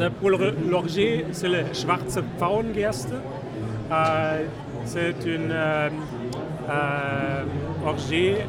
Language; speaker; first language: French; non-native, learner; German